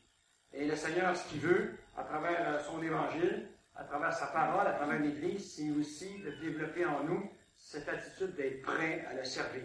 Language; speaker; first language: French; native; French